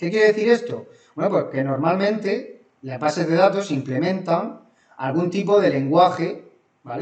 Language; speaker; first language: Spanish; native; Spanish